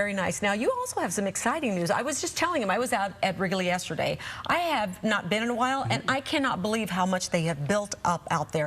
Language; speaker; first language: English; native; English